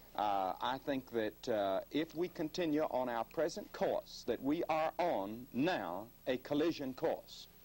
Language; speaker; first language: English; native; English